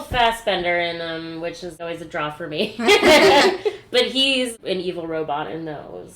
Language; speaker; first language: English; native; English